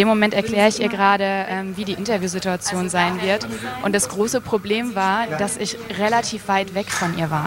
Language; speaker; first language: German; native; German